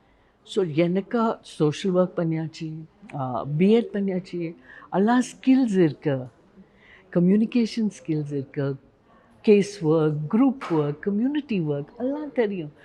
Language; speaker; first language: Tamil; non-native, learner; Hindi